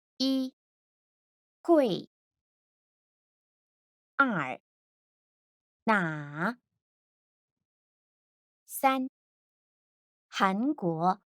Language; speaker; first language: Chinese; non-native, fluent; Korean